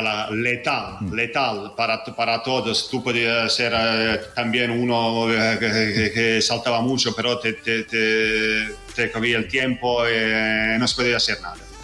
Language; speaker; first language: Spanish; non-native, fluent; Italian